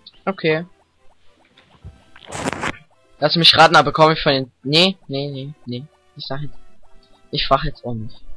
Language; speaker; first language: German; native; German